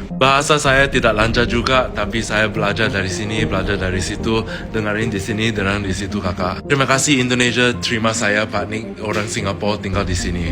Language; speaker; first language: Indonesian; non-native, learner; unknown